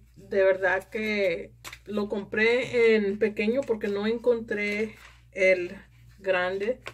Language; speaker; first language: Spanish; early bilingual, heritage; Spanish